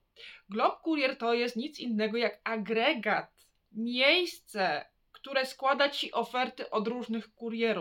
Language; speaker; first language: Polish; native; Polish